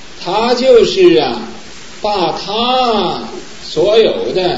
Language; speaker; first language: Chinese; native; Chinese